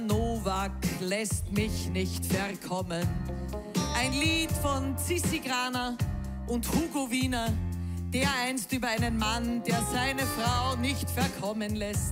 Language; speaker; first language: German; native; German